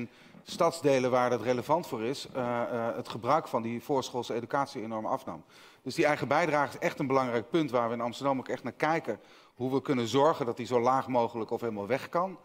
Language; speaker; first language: Dutch; native; Dutch